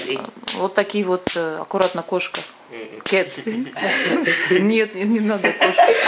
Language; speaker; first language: Russian; native; Russian